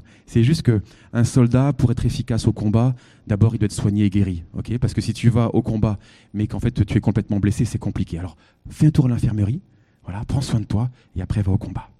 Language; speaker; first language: French; native; French